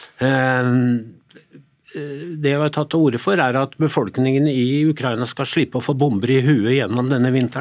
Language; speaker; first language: Norwegian; native; Norwegian